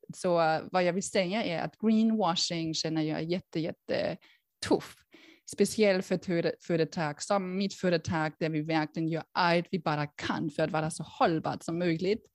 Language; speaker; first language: Swedish; non-native, fluent; German